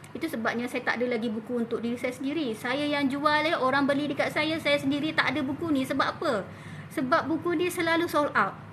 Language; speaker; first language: Malay; native; Malay